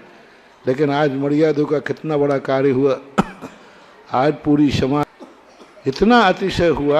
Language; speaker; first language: Hindi; native; Hindi